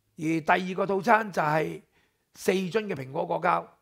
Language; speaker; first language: Cantonese; native; Cantonese